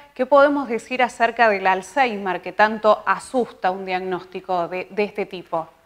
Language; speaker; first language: Spanish; native; Spanish